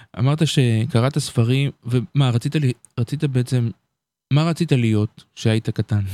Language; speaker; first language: Hebrew; native; Hebrew